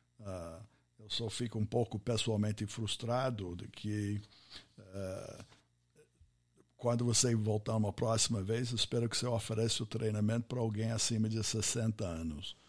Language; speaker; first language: Portuguese; non-native, fluent; English